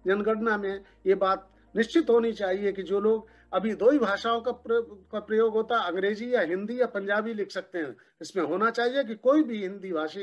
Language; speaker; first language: Hindi; native; Hindi